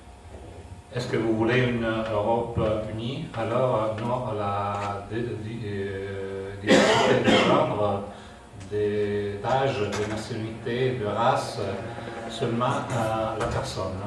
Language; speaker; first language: French; non-native, fluent; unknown